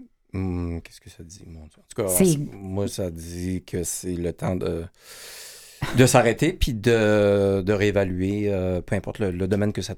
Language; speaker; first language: French; native; French